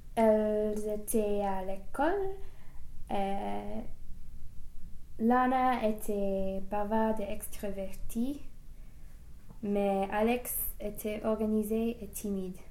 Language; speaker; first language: French; non-native, learner; English